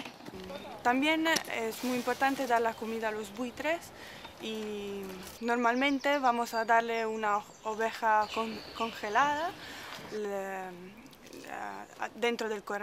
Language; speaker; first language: Spanish; non-native, fluent; Italian